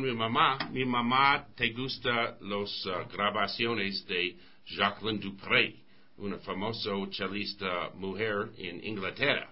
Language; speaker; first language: Spanish; non-native, learner; English